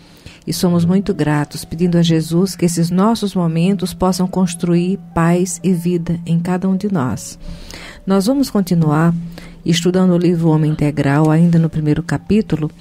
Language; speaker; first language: Portuguese; native; Portuguese